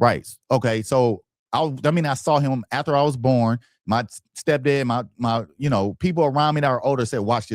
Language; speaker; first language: English; native; English